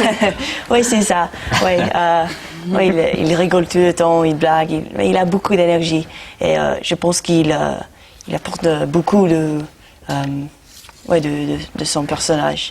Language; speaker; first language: French; non-native, fluent; English